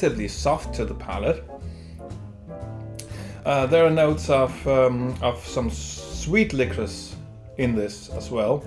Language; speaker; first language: English; non-native, fluent; Danish